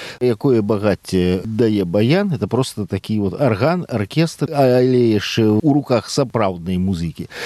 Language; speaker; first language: Belarusian; native; Belarusian